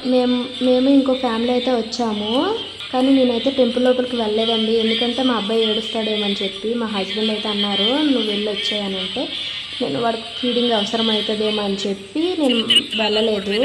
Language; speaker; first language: Telugu; native; Telugu